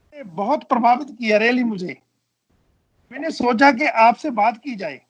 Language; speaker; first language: Hindi; non-native, local second language; Punjabi